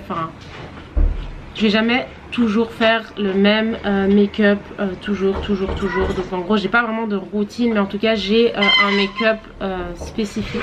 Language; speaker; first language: French; native; French